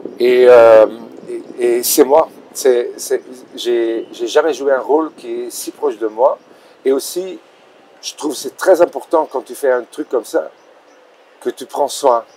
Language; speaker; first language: French; non-native, local second language; Dutch